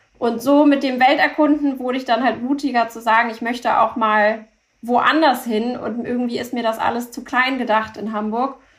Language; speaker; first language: German; early bilingual, other home language; Turkish